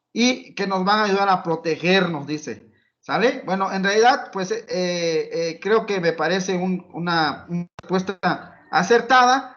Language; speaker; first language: Spanish; native; Spanish